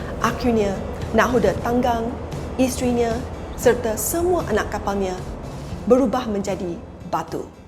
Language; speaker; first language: Malay; non-native, local second language; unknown